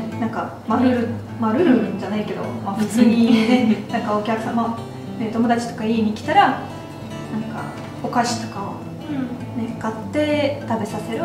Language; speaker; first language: Japanese; non-native, fluent; Russian